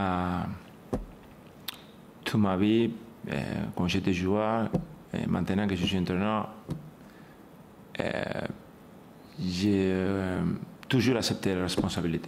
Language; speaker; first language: French; non-native, fluent; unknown